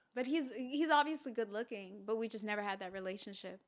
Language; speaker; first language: English; native; English